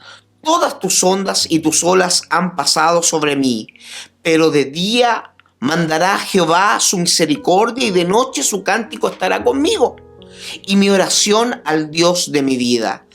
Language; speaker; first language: Spanish; native; Spanish